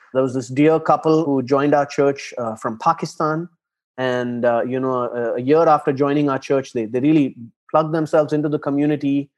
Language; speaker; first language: English; non-native, local second language; Tamil